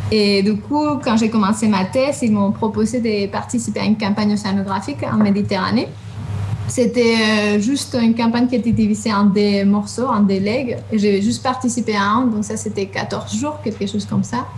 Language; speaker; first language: French; non-native, fluent; Spanish